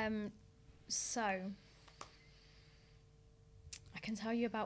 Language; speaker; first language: English; native; English